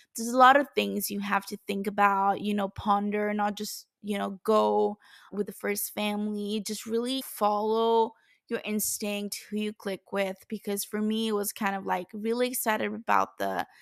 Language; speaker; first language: English; non-native, fluent; Italian